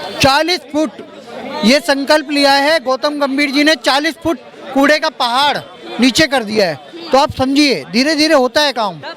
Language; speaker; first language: Hindi; native; Hindi